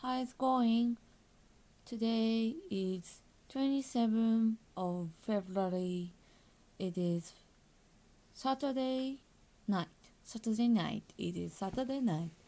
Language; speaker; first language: English; non-native, learner; Japanese